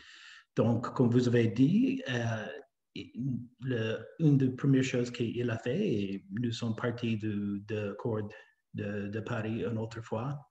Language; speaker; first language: French; non-native, fluent; English